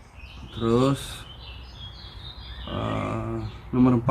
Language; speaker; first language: Indonesian; non-native, learner; Dutch